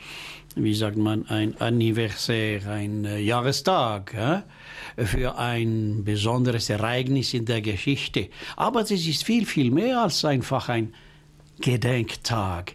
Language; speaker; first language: German; non-native, local second language; French